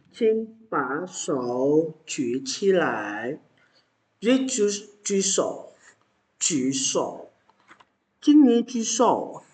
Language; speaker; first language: Chinese; non-native, fluent; Indonesian